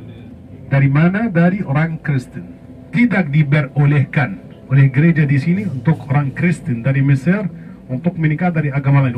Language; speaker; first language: Indonesian; non-native, fluent; Arabic